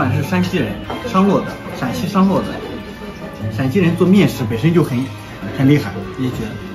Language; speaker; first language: Chinese; native; Chinese